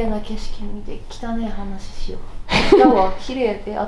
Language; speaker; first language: Japanese; native; Japanese